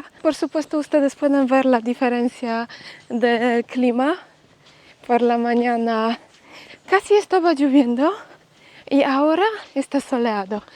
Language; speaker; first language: Spanish; non-native, fluent; Polish